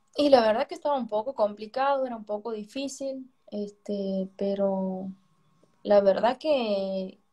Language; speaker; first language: Spanish; native; Spanish